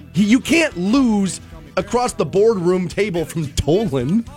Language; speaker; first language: English; native; English